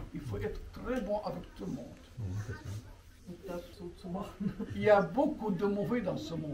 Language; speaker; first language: French; non-native, local second language; Arabic